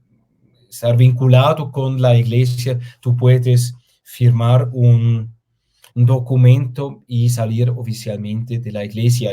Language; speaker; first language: Spanish; non-native, fluent; German